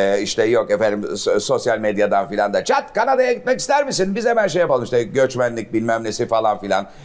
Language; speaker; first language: Turkish; native; Turkish